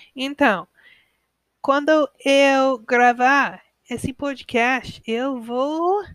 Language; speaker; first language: Portuguese; non-native, learner; English